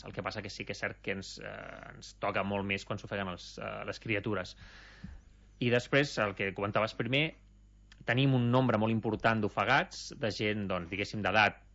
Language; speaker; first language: Catalan; native; Catalan